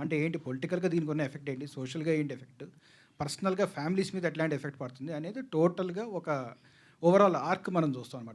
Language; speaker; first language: Telugu; native; Telugu